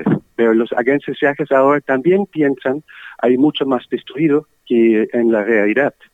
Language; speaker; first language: Spanish; non-native, learner; German